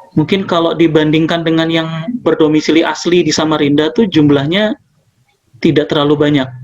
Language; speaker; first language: Indonesian; native; Indonesian